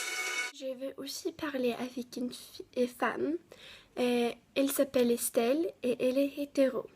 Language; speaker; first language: French; non-native, learner; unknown